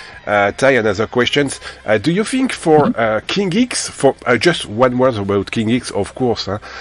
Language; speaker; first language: English; non-native, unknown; French